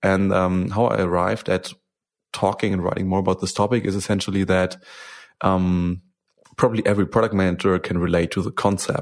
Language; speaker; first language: English; non-native, fluent; German